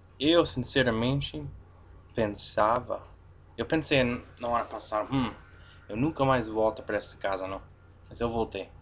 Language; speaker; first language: Portuguese; non-native, fluent; English